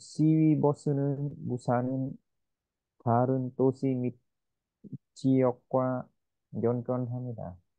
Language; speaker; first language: Korean; non-native, learner; Vietnamese